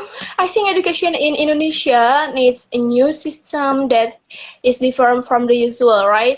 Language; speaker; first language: English; non-native, learner; Indonesian